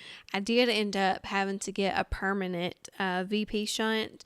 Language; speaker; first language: English; native; English